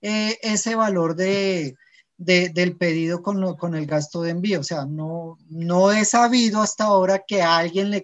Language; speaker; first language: Spanish; native; Spanish